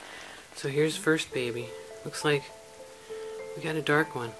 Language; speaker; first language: English; native; English